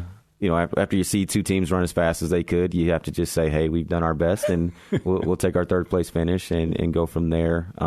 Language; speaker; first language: English; native; English